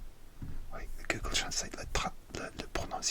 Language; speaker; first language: French; non-native, learner; English